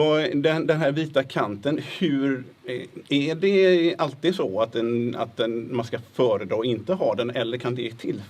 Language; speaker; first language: Swedish; native; Swedish